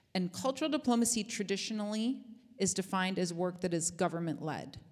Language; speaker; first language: English; native; English